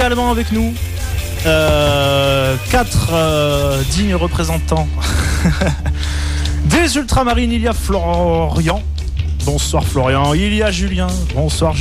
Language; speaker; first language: French; native; French